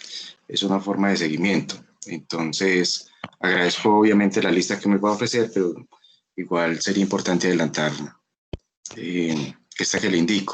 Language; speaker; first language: Spanish; native; Spanish